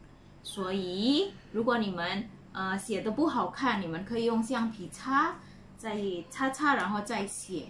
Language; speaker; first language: Chinese; non-native, fluent; Indonesian